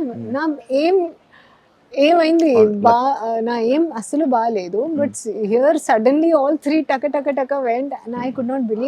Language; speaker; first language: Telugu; non-native, local second language; Hindi